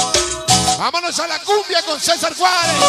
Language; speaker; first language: Spanish; native; Spanish